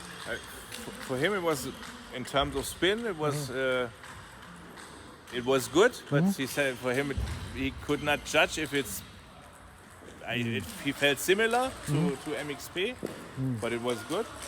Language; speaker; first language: English; non-native, fluent; German